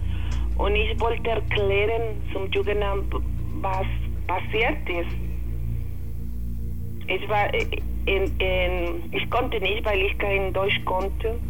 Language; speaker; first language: German; non-native, learner; Spanish